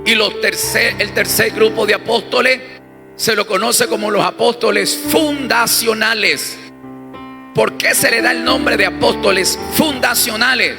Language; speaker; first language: Spanish; native; Spanish